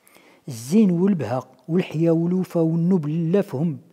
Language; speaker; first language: Arabic; native; Arabic